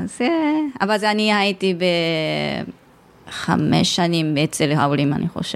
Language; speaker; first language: Hebrew; non-native, learner; Japanese